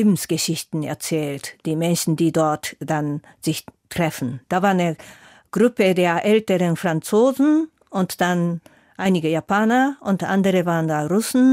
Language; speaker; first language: German; non-native, fluent; Japanese